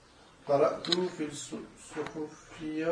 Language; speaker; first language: Arabic; non-native, learner; French